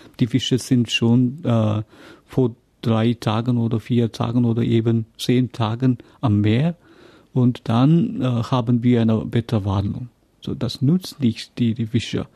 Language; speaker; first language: German; non-native, fluent; Tamil